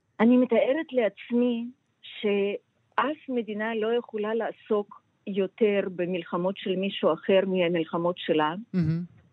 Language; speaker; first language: Hebrew; non-native, fluent; Russian